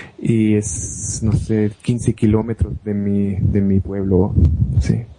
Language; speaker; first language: Spanish; non-native, fluent; German